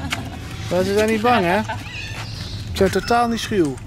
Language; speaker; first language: Dutch; native; Dutch